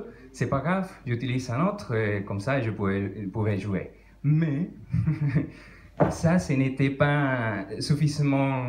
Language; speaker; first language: French; non-native, fluent; Spanish